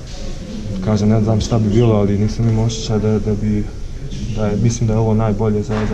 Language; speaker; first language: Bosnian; early bilingual, heritage; Croatian